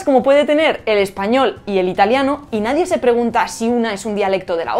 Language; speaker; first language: Spanish; native; Spanish